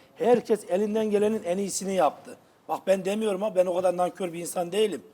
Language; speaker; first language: Turkish; native; Turkish